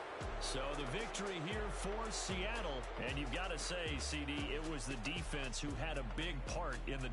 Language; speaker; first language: English; native; English